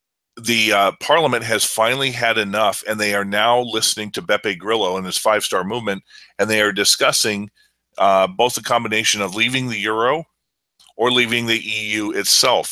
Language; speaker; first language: English; native; English